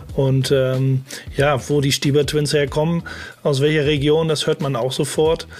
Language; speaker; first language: German; native; German